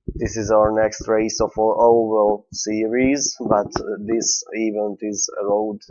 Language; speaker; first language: English; non-native, fluent; Hungarian